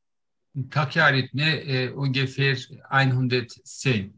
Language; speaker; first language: German; non-native, learner; Turkish